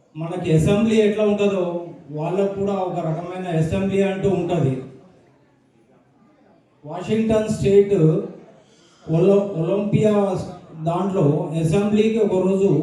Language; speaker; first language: Telugu; native; Telugu